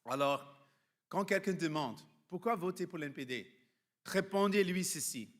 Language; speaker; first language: French; non-native, fluent; English